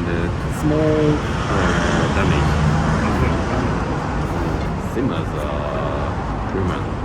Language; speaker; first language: English; non-native, learner; Japanese